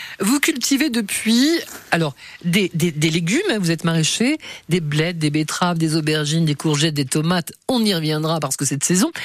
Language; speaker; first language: French; native; French